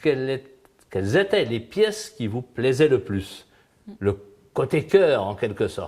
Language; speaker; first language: French; native; French